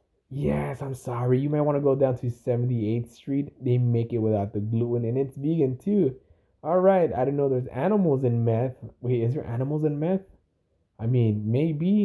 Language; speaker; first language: English; early bilingual, other home language; Spanish